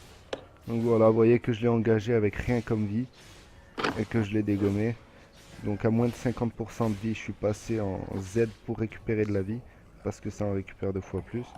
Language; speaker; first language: French; native; French